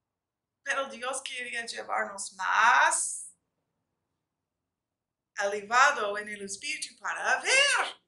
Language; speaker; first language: Spanish; non-native, fluent; English